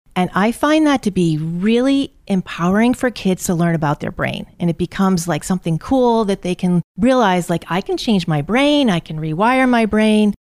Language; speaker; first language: English; native; English